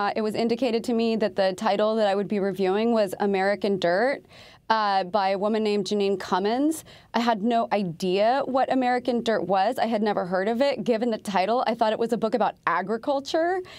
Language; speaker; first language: English; native; English